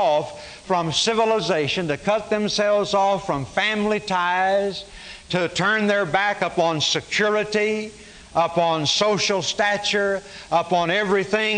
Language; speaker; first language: English; native; English